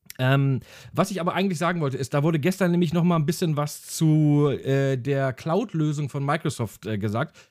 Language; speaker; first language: German; early bilingual, other home language; Hungarian